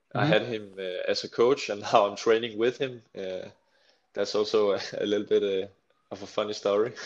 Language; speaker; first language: English; non-native, fluent; Danish